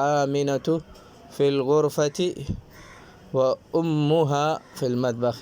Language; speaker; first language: Arabic; non-native, fluent; Urdu